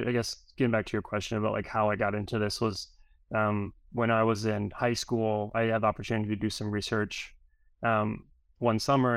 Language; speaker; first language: English; native; English